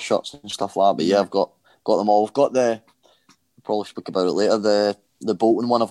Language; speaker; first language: English; native; English